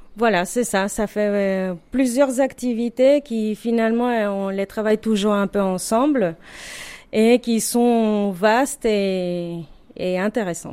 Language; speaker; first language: French; non-native, fluent; Spanish